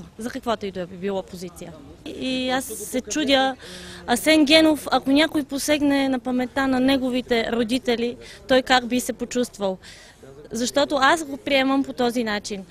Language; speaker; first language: Bulgarian; native; Bulgarian